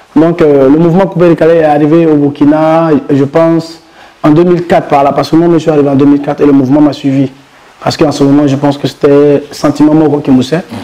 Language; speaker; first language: French; non-native, local second language; Mossi